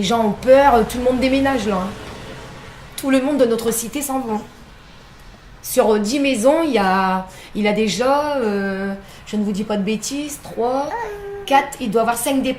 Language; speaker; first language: French; native; French